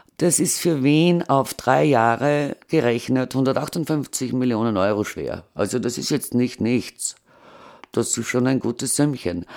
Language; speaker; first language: German; native; German